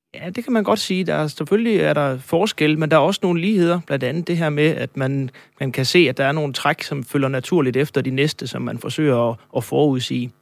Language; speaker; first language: Danish; native; Danish